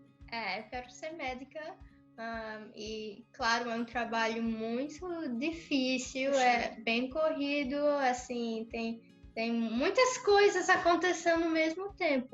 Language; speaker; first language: Portuguese; early bilingual, other home language; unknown